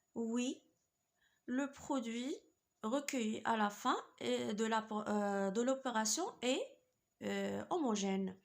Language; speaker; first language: French; non-native, local second language; Arabic